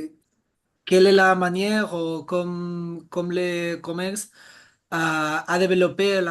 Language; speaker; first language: French; non-native, fluent; Catalan